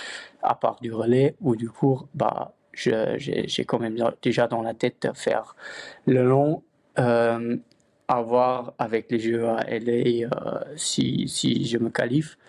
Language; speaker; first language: French; non-native, fluent; Luxembourgish